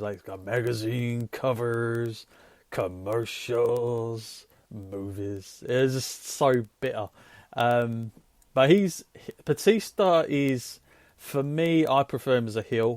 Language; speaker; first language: English; native; English